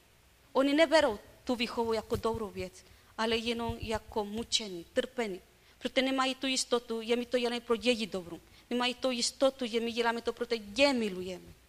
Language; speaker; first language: Czech; non-native, learner; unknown